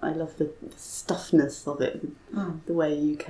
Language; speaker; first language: English; native; English